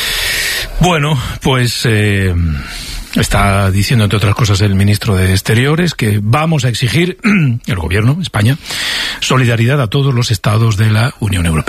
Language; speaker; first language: Spanish; native; Spanish